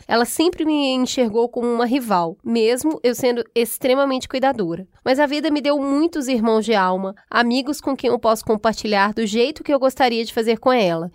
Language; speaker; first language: Portuguese; native; Portuguese